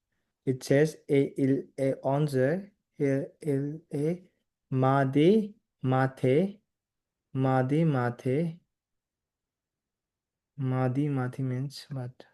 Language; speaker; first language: French; non-native, learner; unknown